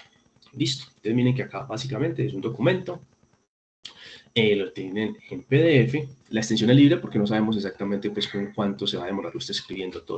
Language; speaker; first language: Spanish; native; Spanish